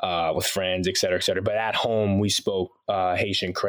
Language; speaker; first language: English; early bilingual, other home language; Haitian Creole